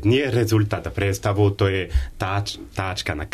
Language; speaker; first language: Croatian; non-native, learner; French